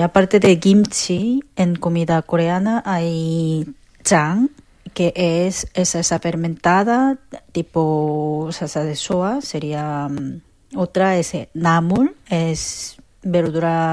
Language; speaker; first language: Spanish; non-native, fluent; Korean